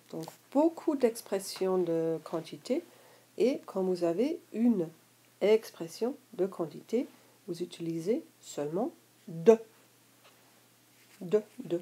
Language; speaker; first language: French; non-native, fluent; English